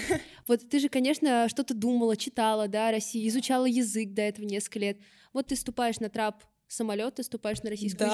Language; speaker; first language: Russian; native; Russian